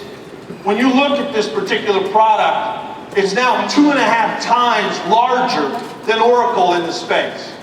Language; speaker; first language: English; native; English